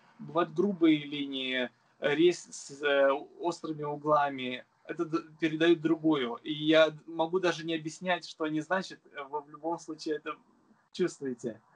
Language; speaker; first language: Russian; non-native, local second language; Romanian